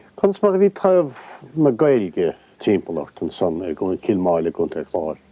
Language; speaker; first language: Irish; native; Irish